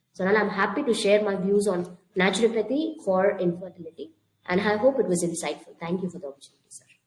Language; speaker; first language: English; non-native, local second language; Tamil